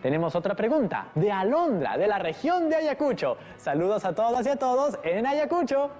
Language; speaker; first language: Spanish; native; Spanish